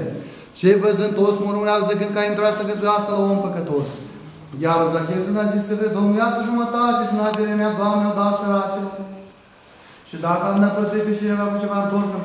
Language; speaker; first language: Romanian; native; Romanian